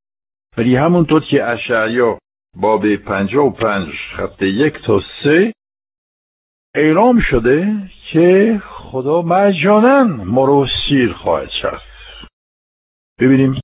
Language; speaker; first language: Persian; non-native, fluent; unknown